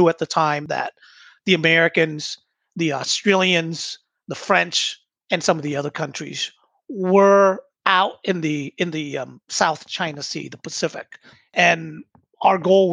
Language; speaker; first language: English; early bilingual, other home language; Vietnamese